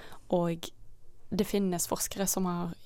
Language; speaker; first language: Norwegian; non-native, fluent; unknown